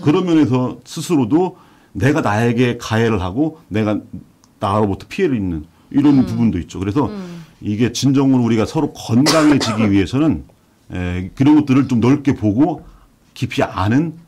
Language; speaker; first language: Korean; native; Korean